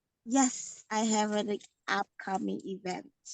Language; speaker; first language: English; non-native, learner; Indonesian